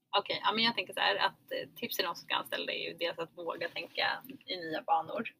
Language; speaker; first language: Swedish; early bilingual, other home language; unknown